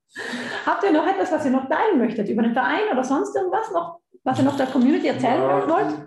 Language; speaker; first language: German; native; German